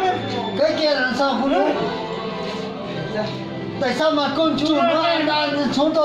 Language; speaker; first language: Vietnamese; non-native, local second language; Hmong